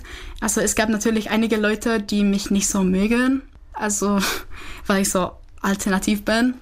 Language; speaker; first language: German; non-native, fluent; Czech